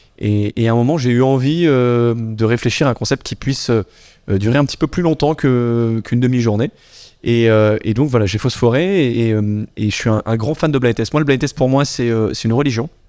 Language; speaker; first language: French; native; French